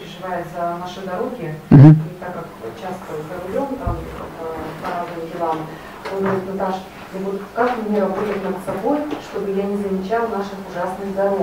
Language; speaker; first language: Russian; native; Russian